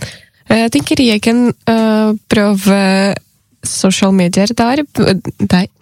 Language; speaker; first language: Norwegian; non-native, learner; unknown